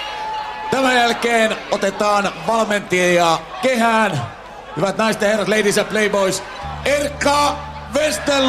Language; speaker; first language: Finnish; native; Finnish